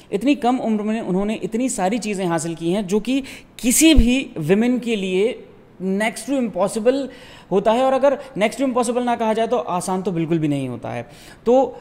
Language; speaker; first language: Hindi; native; Hindi